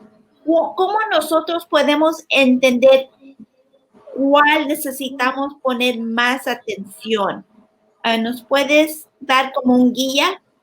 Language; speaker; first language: Spanish; early bilingual, heritage; Spanish